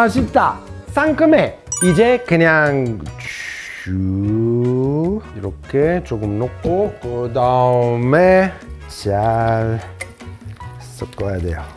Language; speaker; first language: Korean; non-native, fluent; Italian